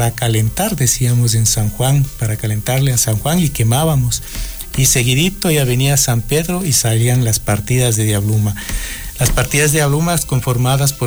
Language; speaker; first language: Spanish; native; Spanish